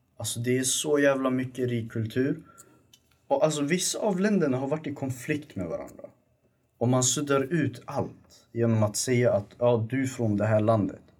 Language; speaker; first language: Swedish; early bilingual, other home language; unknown